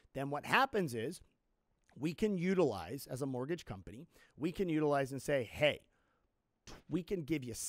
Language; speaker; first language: English; native; English